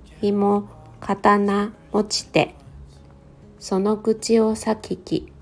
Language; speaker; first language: Japanese; native; Japanese